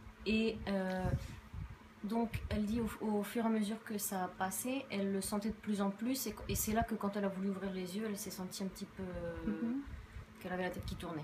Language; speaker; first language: French; native; French